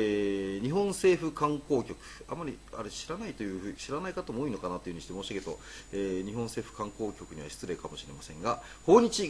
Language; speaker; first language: Japanese; native; Japanese